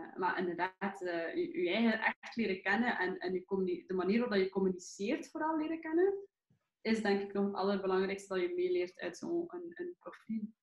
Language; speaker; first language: Dutch; early bilingual, other home language; Arabic